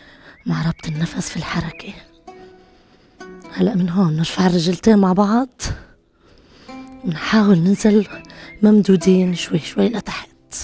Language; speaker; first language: Arabic; native; Arabic